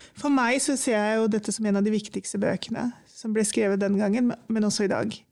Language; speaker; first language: Norwegian; early bilingual, other home language; Urdu